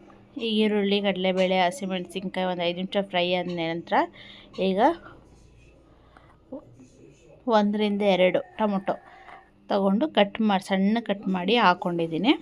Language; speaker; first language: Kannada; native; Kannada